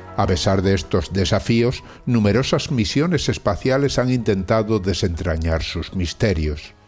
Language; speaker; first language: Spanish; native; Spanish